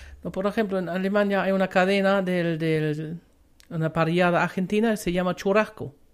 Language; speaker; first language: Spanish; non-native, fluent; German